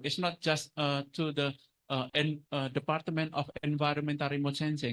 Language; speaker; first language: English; non-native, fluent; Indonesian